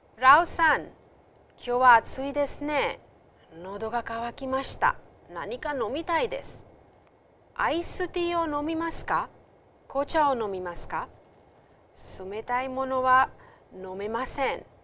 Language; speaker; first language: Japanese; non-native, fluent; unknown